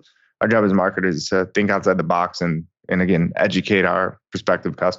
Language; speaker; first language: English; native; English